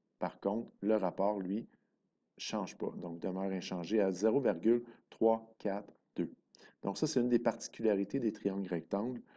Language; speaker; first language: French; native; French